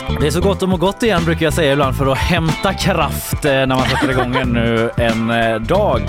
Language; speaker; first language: Swedish; native; Swedish